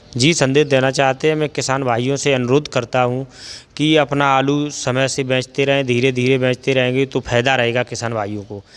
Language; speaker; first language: Hindi; native; Hindi